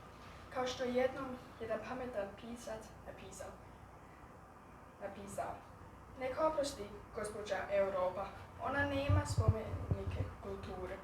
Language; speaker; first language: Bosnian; early bilingual, heritage; Bosnian